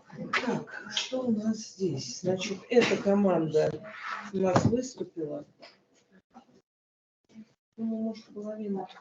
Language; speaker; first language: Russian; native; Russian